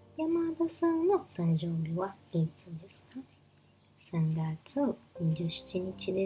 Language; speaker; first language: Japanese; non-native, learner; Portuguese